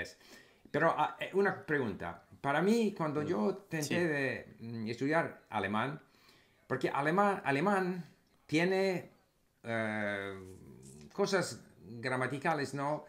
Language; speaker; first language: Spanish; non-native, fluent; English